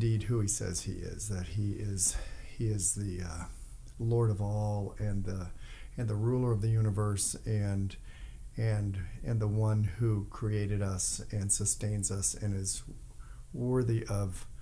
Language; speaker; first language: English; native; English